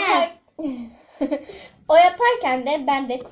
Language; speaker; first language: Turkish; native; Turkish